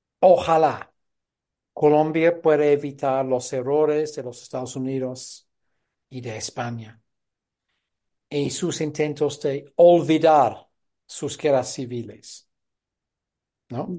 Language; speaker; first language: Spanish; non-native, fluent; English